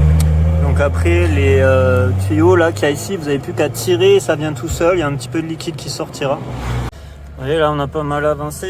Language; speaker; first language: French; native; French